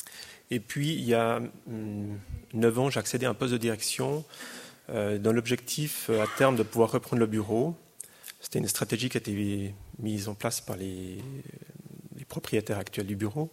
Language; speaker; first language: French; native; French